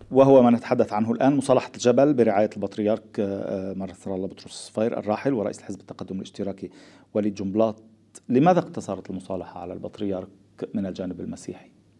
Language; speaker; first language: Arabic; native; Arabic